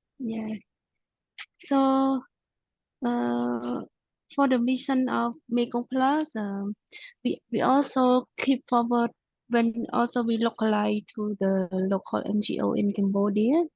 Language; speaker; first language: English; non-native, local second language; Khmer